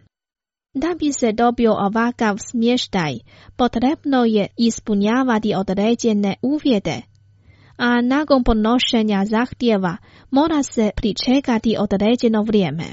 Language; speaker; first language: Croatian; non-native, fluent; Chinese